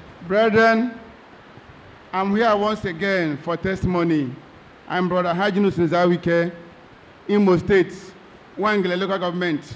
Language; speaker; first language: English; non-native, local second language; Igbo